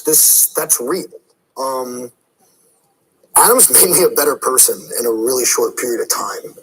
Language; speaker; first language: English; native; English